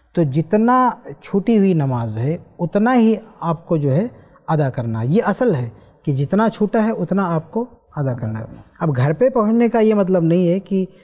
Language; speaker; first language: Urdu; native; Urdu